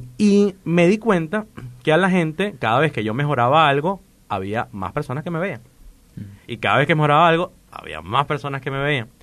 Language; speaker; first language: Spanish; native; Spanish